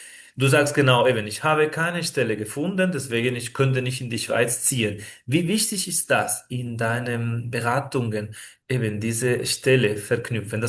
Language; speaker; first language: German; non-native, fluent; Spanish